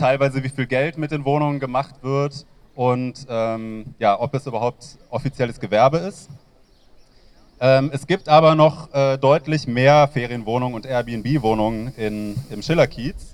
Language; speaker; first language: German; native; German